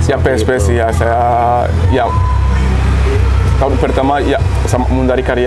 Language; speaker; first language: Indonesian; non-native, learner; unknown